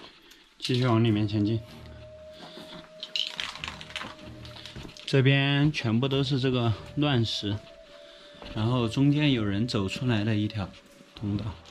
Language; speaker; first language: Chinese; native; Chinese